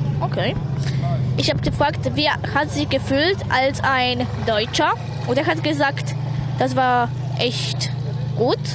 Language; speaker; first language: German; non-native, learner; Polish